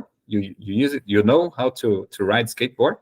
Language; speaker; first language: English; non-native, fluent; Portuguese